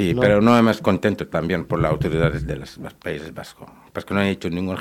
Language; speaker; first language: Spanish; non-native, learner; Wolof